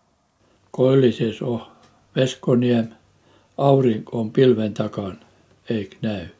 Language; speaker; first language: Finnish; native; Finnish